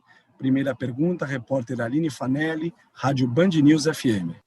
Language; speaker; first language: Portuguese; native; Portuguese